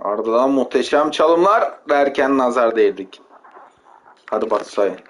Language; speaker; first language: Turkish; native; Turkish